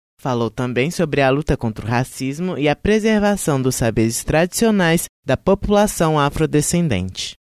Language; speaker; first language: Portuguese; native; Portuguese